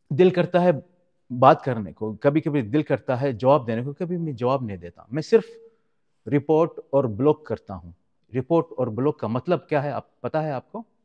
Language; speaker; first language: Urdu; non-native, fluent; Arabic